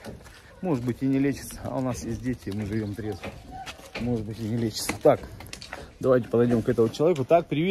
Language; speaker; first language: Russian; native; Russian